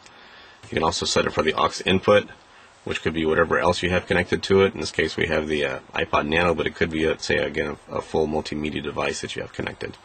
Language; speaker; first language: English; native; English